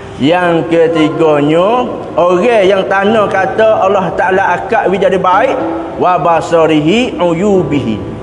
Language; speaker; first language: Malay; native; Malay